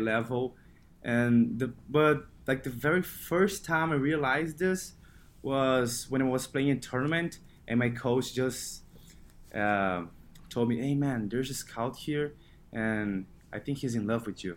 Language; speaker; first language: English; non-native, fluent; Portuguese